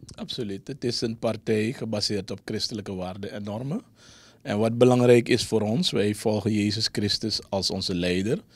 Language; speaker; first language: Dutch; native; Dutch